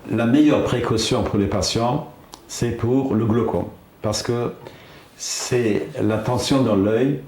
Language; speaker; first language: French; non-native, fluent; Persian